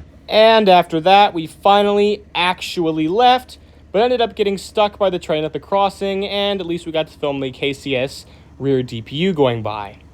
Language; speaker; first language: English; native; English